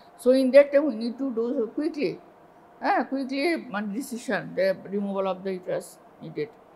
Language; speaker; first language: English; non-native, local second language; Bangla